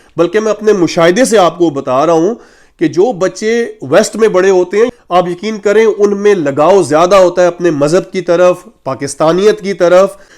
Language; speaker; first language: Urdu; native; Urdu